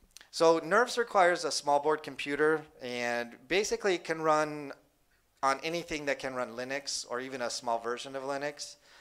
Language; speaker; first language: English; native; English